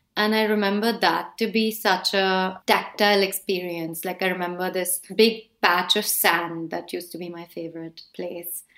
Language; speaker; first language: English; non-native, local second language; Hindi